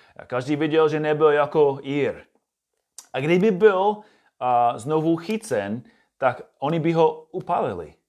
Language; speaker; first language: Czech; non-native, fluent; English